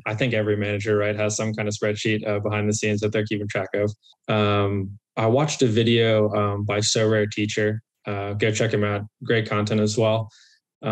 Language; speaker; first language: English; native; English